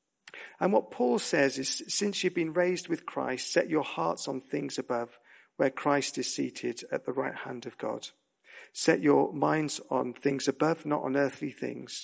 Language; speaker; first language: English; native; English